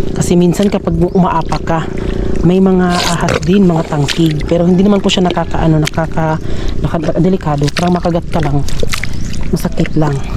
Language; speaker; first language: Filipino; non-native, local second language; Cebuano